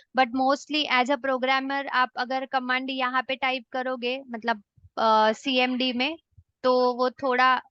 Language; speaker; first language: Hindi; non-native, local second language; Marathi